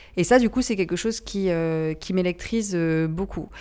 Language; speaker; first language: French; native; French